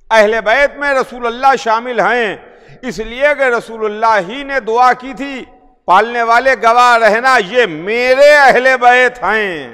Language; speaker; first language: Urdu; native; Urdu